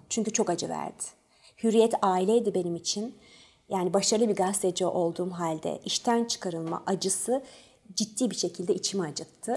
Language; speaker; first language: Turkish; early bilingual, other home language; French